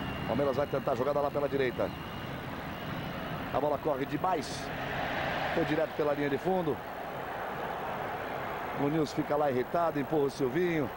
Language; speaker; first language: Portuguese; native; Portuguese